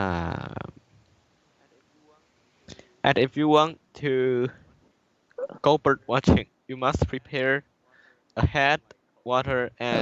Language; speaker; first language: English; non-native, learner; Chinese